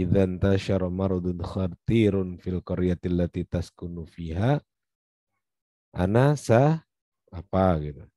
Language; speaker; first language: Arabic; non-native, fluent; Indonesian